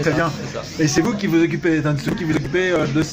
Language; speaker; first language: French; native; French